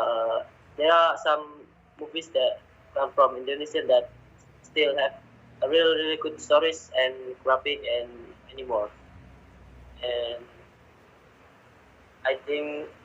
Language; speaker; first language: English; non-native, learner; Indonesian